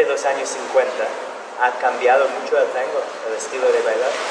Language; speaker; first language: Spanish; non-native, fluent; English